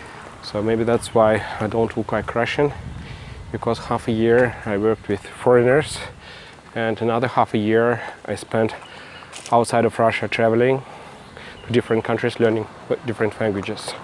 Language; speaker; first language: English; non-native, fluent; Russian